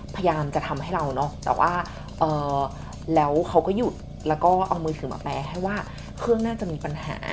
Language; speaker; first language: Thai; native; Thai